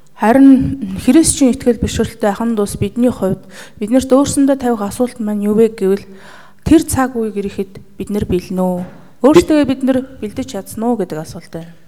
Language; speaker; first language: Mongolian; native; Mongolian